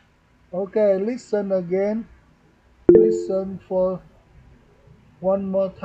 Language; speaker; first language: English; non-native, fluent; Vietnamese